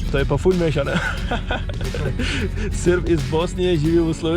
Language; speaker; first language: Slovenian; non-native, learner; Turkish